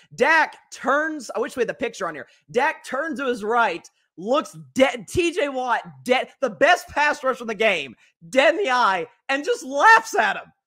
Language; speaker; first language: English; native; English